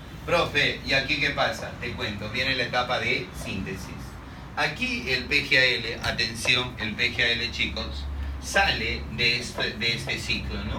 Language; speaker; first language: Spanish; native; Spanish